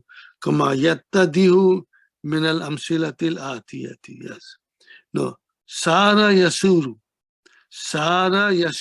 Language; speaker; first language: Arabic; non-native, fluent; Urdu